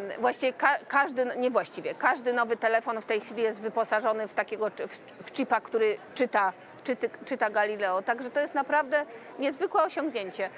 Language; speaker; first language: Polish; native; Polish